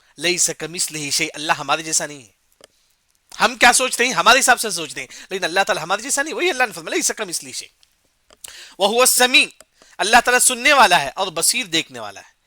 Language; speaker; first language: Urdu; native; Urdu